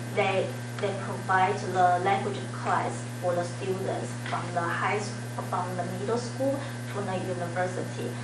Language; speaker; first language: English; non-native, learner; Chinese